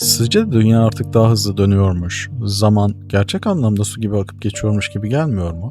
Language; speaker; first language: Turkish; native; Turkish